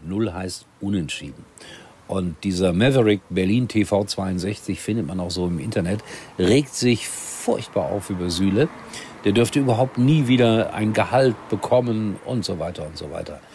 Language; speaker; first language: German; native; German